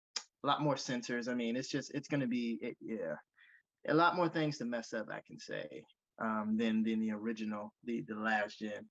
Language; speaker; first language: English; native; English